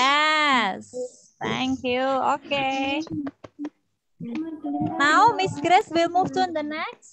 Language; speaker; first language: English; non-native, fluent; Indonesian